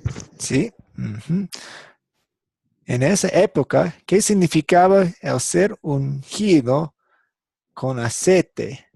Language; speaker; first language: Spanish; non-native, fluent; English